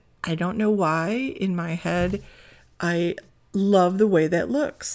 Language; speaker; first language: English; native; English